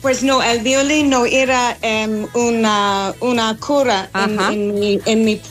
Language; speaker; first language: Spanish; non-native, learner; English